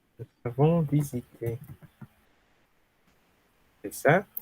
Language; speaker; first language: French; non-native, fluent; Spanish